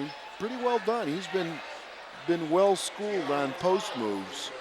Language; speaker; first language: English; native; English